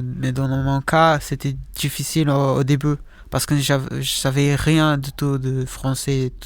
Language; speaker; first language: French; non-native, learner; Portuguese